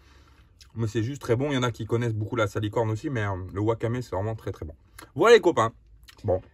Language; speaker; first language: French; native; French